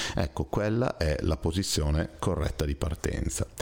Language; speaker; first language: Italian; native; Italian